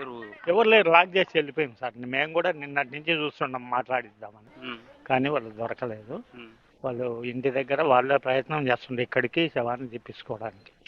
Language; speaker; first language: Telugu; native; Telugu